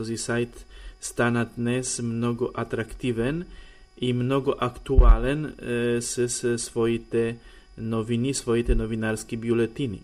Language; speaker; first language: Bulgarian; non-native, fluent; Polish